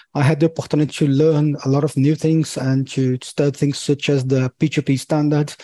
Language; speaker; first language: English; non-native, fluent; Portuguese